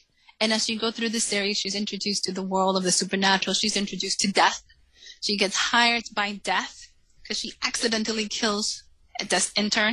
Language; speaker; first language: English; early bilingual, other home language; Spanish